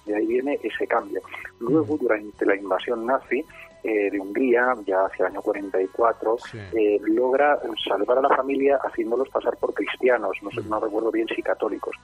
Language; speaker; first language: Spanish; native; Spanish